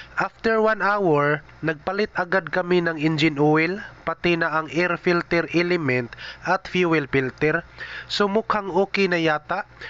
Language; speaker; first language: Filipino; non-native, local second language; Cebuano